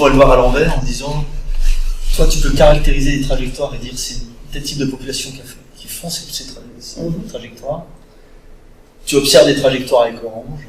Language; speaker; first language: French; native; French